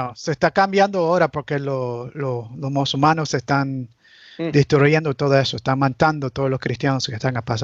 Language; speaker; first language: Spanish; early bilingual, heritage; Spanish